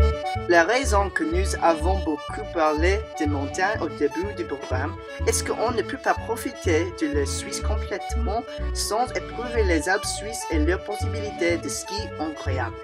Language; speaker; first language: French; non-native, learner; English